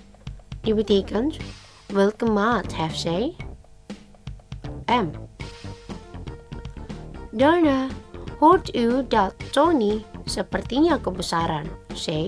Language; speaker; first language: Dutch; non-native, learner; Indonesian